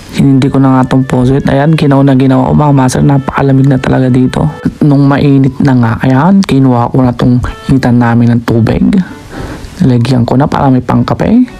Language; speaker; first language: Filipino; native; Filipino